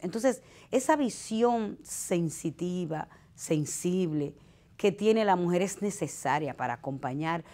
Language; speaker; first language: Spanish; native; Spanish